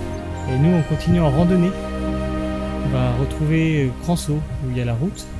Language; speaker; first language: French; native; French